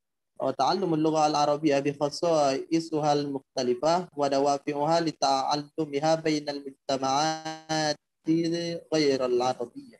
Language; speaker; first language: Arabic; non-native, learner; Indonesian